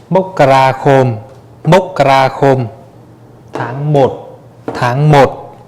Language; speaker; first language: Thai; non-native, fluent; Vietnamese